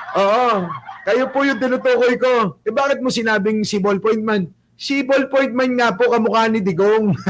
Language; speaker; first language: Filipino; non-native, local second language; Pangasinan